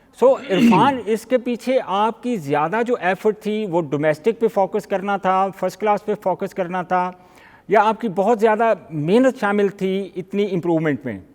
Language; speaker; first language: Urdu; non-native, local second language; Punjabi